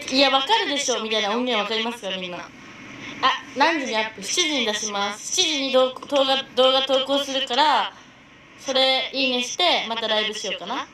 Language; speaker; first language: Japanese; native; Japanese